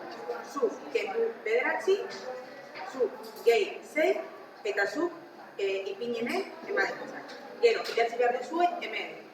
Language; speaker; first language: Basque; non-native, local second language; Spanish